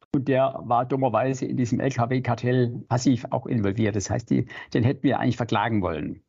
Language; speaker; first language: German; native; German